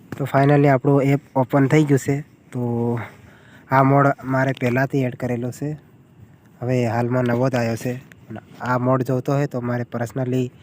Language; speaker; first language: Gujarati; non-native, local second language; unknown